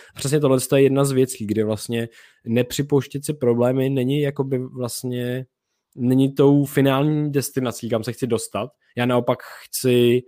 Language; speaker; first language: Czech; native; Czech